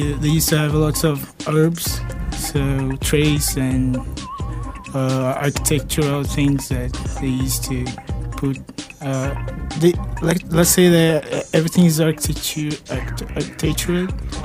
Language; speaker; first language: English; non-native, fluent; Portuguese